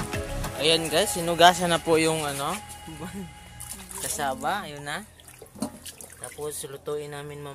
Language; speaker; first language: Filipino; non-native, local second language; Cebuano